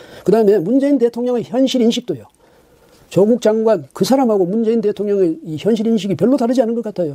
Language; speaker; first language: Korean; native; Korean